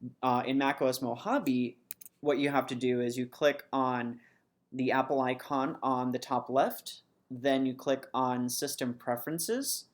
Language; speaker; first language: English; native; English